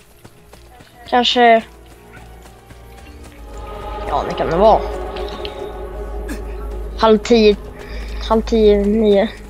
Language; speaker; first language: Swedish; native; Swedish